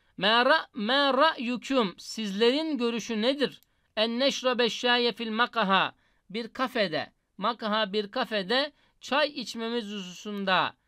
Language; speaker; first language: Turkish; native; Turkish